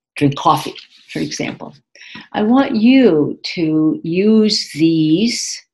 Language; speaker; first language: English; native; English